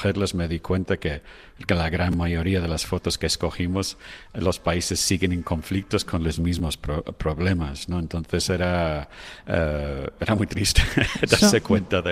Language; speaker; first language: Spanish; non-native, fluent; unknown